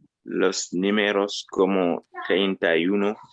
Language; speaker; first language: Spanish; non-native, learner; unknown